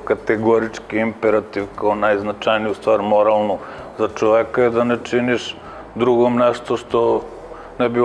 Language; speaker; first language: Serbian; native; Serbian